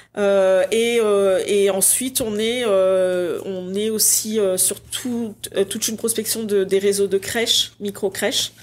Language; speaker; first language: French; native; French